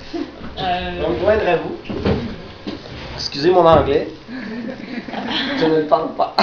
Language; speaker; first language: French; native; French